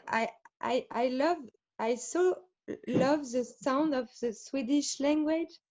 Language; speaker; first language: English; non-native, learner; French